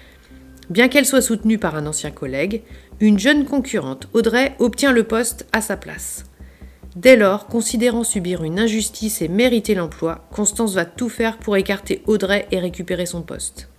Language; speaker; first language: French; native; French